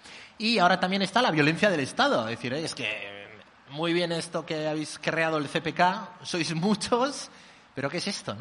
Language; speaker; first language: Spanish; native; Spanish